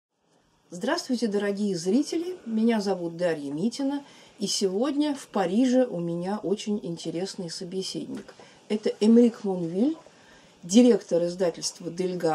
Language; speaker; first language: Russian; native; Russian